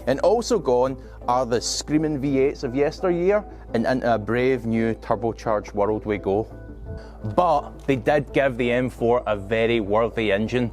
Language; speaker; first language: English; native; English